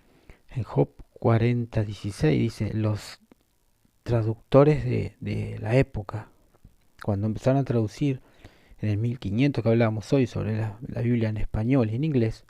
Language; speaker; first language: Spanish; native; Spanish